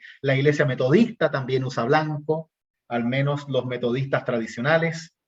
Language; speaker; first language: Spanish; native; Spanish